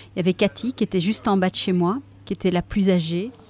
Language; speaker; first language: French; native; French